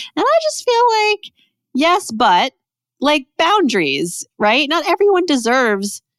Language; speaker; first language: English; early bilingual, other home language; Persian